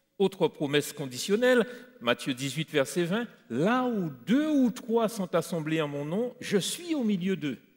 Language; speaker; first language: French; native; French